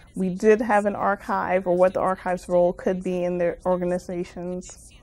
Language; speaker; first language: English; native; English